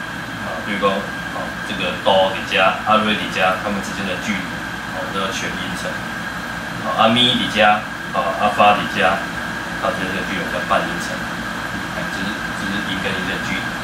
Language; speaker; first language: Chinese; native; Chinese